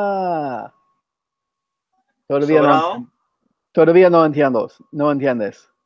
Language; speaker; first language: Spanish; non-native, fluent; English